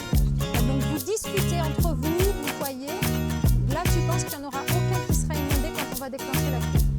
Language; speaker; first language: French; native; French